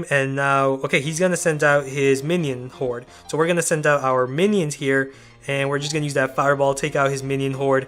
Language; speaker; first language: English; native; English